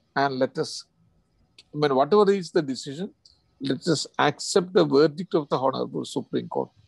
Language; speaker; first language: English; non-native, local second language; Malayalam